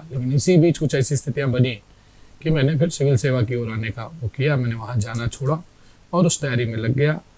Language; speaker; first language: Hindi; native; Hindi